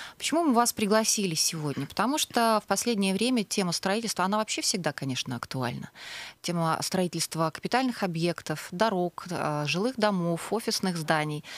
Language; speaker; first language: Russian; native; Russian